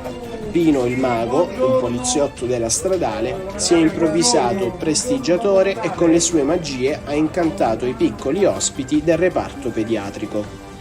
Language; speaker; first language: Italian; native; Italian